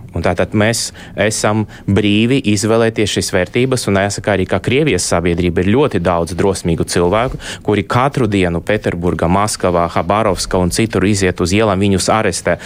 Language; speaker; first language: Latvian; non-native, local second language; Russian